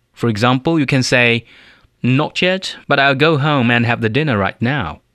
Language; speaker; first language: English; non-native, fluent; Chinese